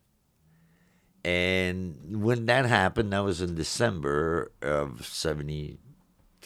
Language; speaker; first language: English; non-native, fluent; French